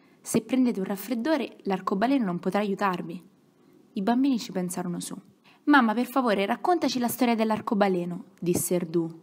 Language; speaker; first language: Italian; native; Italian